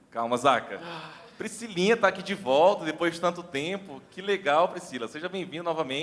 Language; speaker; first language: Portuguese; native; Portuguese